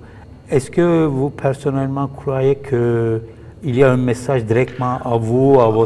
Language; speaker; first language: French; non-native, fluent; Turkish